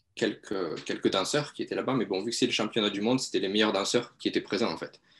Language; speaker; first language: French; native; French